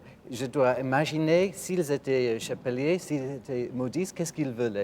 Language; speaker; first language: French; non-native, fluent; English